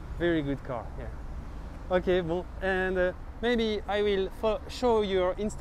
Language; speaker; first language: English; non-native, learner; French